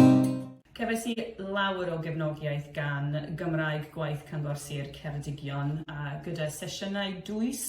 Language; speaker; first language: Welsh; non-native, fluent; English